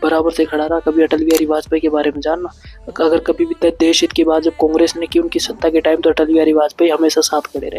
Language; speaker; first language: Hindi; native; Hindi